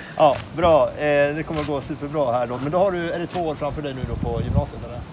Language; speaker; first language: Swedish; native; Swedish